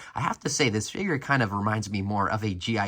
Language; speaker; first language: English; native; English